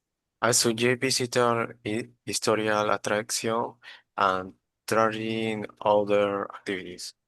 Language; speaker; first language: English; non-native, learner; Spanish